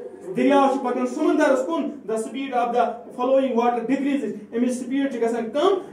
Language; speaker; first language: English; non-native, local second language; Kashmiri